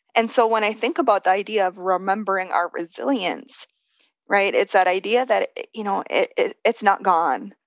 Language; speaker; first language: English; native; English